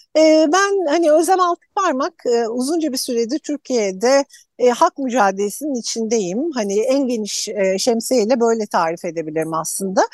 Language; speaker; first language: Turkish; native; Turkish